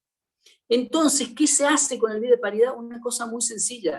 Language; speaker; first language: Spanish; native; Spanish